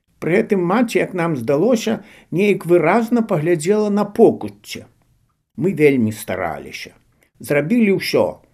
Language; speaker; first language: Belarusian; native; Belarusian